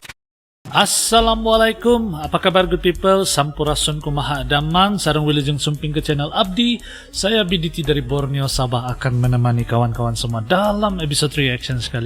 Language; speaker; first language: Indonesian; non-native, local second language; Malay